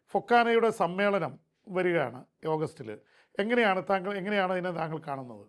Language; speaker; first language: Malayalam; native; Malayalam